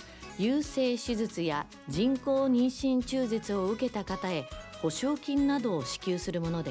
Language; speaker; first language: Japanese; native; Japanese